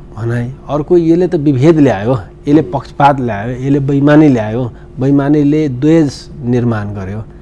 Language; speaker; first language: Nepali; non-native, local second language; Bhojpuri